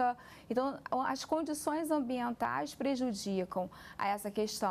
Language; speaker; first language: Portuguese; native; Portuguese